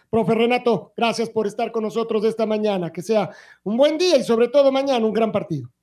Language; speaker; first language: Spanish; native; Spanish